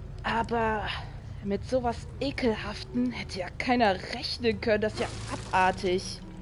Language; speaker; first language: German; native; German